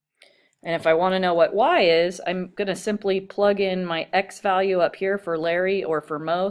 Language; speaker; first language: English; native; English